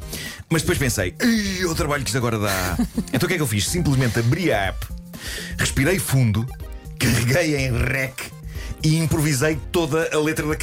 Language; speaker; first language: Portuguese; native; Portuguese